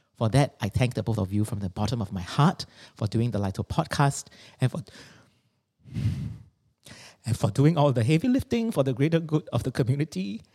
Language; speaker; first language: English; non-native, local second language; Chinese